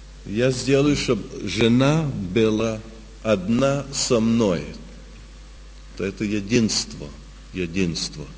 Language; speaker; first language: Russian; early bilingual, heritage; Russian